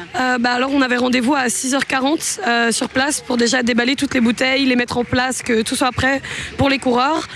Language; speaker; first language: French; native; French